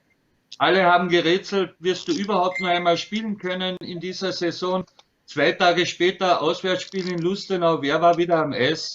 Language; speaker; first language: German; native; German